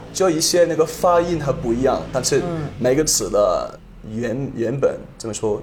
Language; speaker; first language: Chinese; non-native, fluent; English